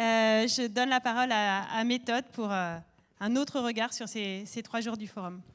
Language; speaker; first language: French; native; French